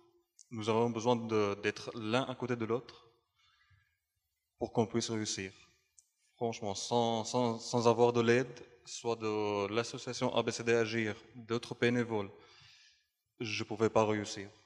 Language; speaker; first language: French; non-native, fluent; Arabic